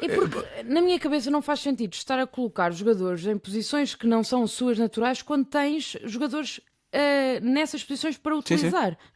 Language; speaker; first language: Portuguese; native; Portuguese